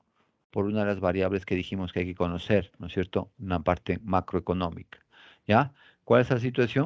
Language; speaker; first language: Spanish; native; Spanish